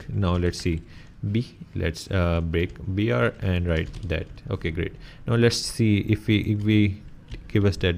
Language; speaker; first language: English; non-native, local second language; Urdu